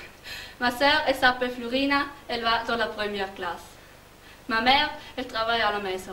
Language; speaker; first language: French; non-native, learner; German